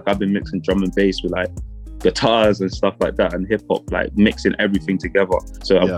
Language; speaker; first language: English; native; English